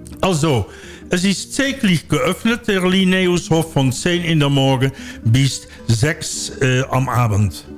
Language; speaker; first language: German; non-native, learner; Dutch